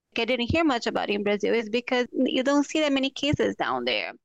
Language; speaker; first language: English; non-native, fluent; Portuguese